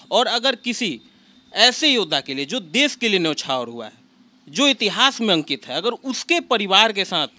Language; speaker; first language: Hindi; native; Hindi